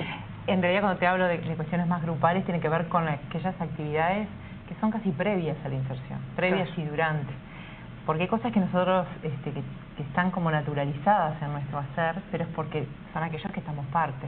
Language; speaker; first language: Spanish; native; Spanish